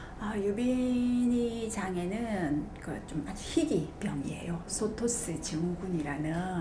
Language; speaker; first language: Korean; native; Korean